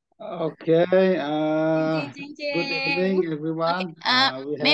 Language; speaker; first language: English; non-native, learner; Indonesian